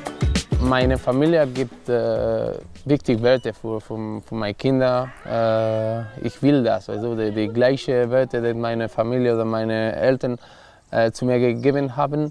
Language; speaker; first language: German; non-native, learner; Spanish